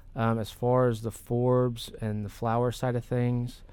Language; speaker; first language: English; native; English